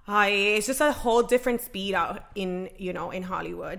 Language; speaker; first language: English; early bilingual, other home language; Spanish